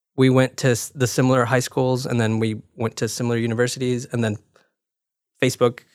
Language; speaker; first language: English; early bilingual, other home language; Spanish